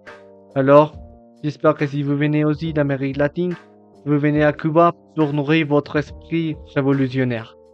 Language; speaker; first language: French; non-native, learner; Spanish